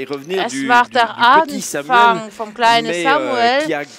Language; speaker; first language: German; non-native, fluent; French